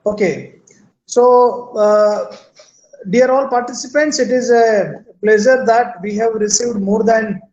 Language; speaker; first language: English; non-native, local second language; Gujarati